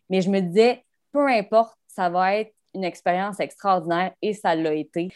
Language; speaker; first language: French; native; French